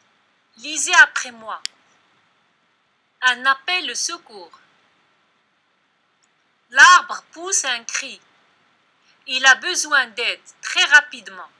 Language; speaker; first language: French; non-native, local second language; Arabic